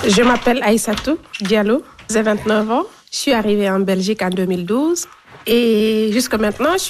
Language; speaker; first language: French; non-native, local second language; Fula